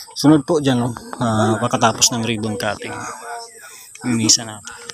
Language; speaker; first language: Filipino; native; Filipino